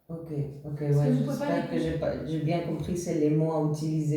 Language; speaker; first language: French; non-native, fluent; Spanish